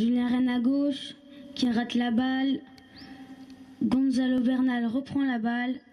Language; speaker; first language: French; native; French